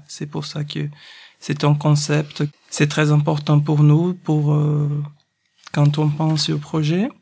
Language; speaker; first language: French; non-native, fluent; Portuguese